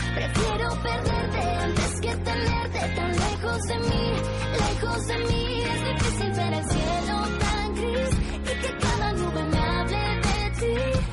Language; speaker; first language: Spanish; native; Spanish